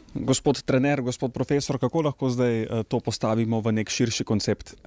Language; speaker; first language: Slovenian; native; Slovenian